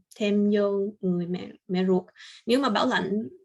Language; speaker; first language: Vietnamese; early bilingual, heritage; Vietnamese